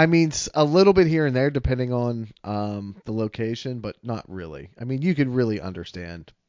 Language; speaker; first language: English; native; English